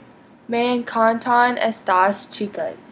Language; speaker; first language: Spanish; non-native, learner; English